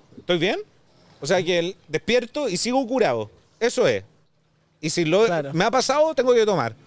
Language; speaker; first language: Spanish; native; Spanish